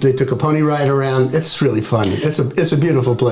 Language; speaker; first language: English; native; English